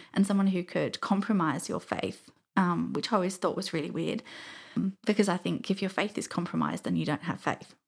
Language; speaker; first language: English; native; English